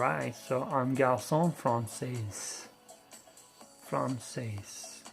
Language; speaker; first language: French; non-native, learner; English